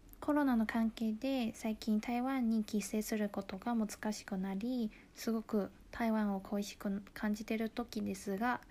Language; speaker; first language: Japanese; non-native, local second language; Chinese